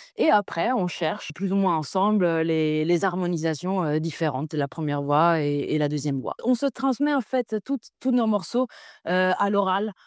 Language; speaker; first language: French; non-native, fluent; Italian